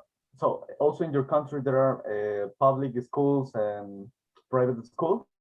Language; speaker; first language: English; non-native, learner; Spanish